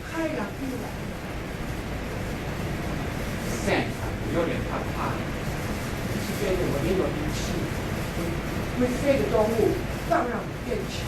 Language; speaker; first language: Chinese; non-native, fluent; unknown